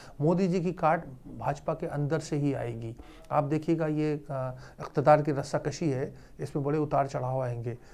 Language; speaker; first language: Urdu; native; Urdu